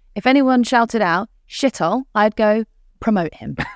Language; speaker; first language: English; early bilingual, other home language; Italian